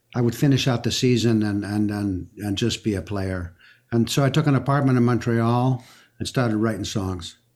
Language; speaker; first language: English; early bilingual, other home language; French